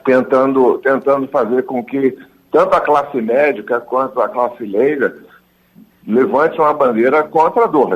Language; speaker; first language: Portuguese; native; Portuguese